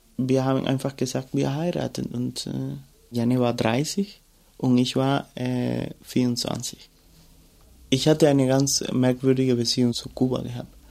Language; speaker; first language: German; non-native, fluent; Spanish